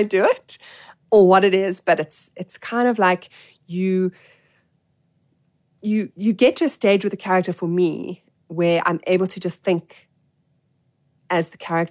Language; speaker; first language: English; native; English